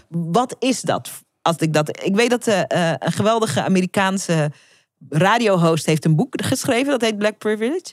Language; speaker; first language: Dutch; native; Dutch